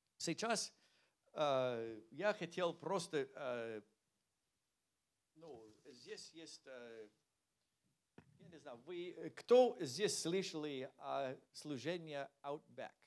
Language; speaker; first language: Russian; non-native, learner; English